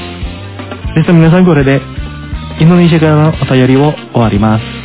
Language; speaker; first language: Japanese; non-native, fluent; Indonesian